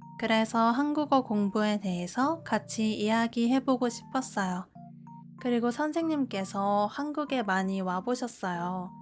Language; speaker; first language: Korean; native; Korean